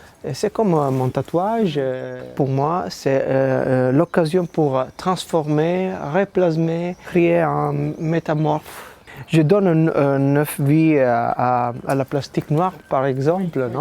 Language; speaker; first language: French; non-native, learner; Italian